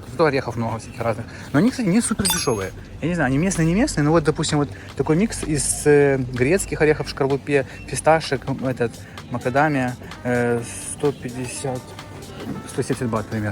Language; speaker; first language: Russian; native; Russian